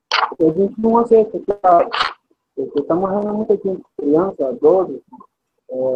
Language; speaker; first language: Portuguese; non-native, fluent; Arabic